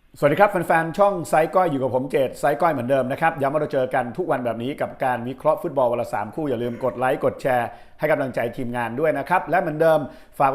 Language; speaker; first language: Thai; native; Thai